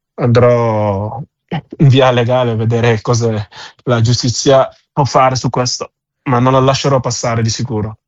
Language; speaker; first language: Italian; non-native, fluent; Wolof